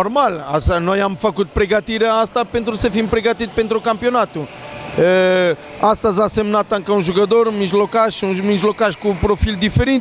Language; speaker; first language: Romanian; non-native, fluent; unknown